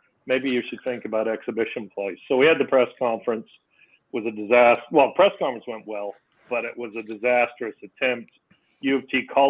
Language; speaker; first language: English; native; English